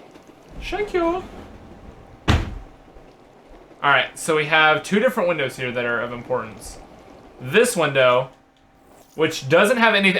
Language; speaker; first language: English; native; English